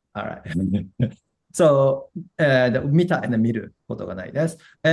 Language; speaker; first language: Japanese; non-native, learner; English